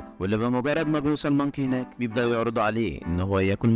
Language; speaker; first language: Arabic; native; Arabic